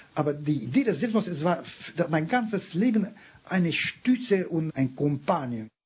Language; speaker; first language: German; non-native, fluent; Romanian